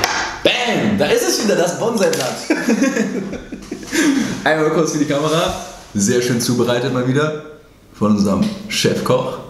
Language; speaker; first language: German; native; German